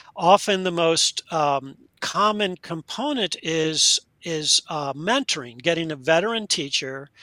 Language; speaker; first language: English; native; English